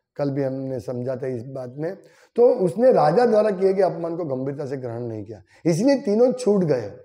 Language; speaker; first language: Hindi; non-native, local second language; Gujarati